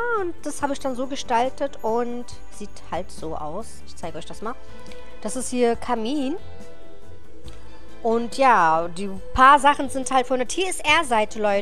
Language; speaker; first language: German; native; German